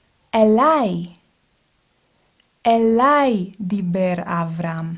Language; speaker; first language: Hebrew; non-native, fluent; English